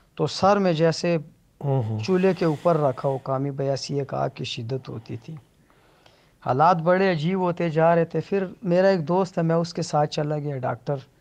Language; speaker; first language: Urdu; native; Urdu